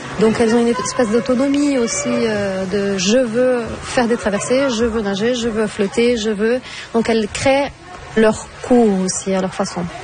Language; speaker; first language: French; non-native, fluent; Portuguese